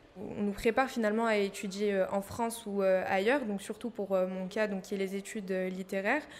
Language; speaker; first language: French; native; French